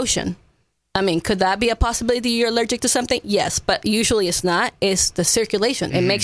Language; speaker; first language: English; non-native, fluent; Spanish